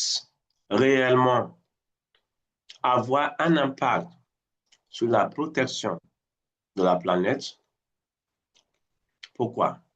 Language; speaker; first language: French; non-native, fluent; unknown